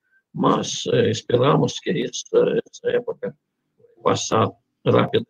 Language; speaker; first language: Portuguese; non-native, fluent; Russian